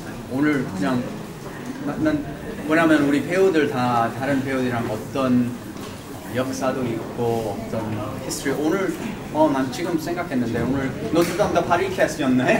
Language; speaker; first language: Korean; early bilingual, heritage; English